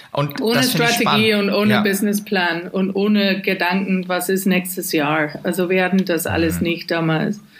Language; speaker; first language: German; non-native, fluent; English